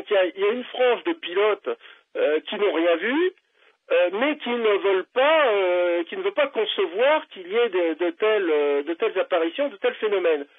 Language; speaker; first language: French; native; French